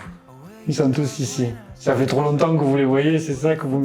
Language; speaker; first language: French; native; French